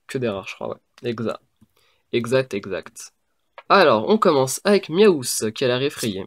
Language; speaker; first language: French; native; French